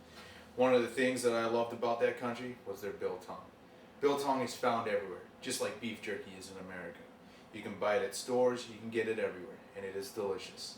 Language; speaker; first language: English; native; English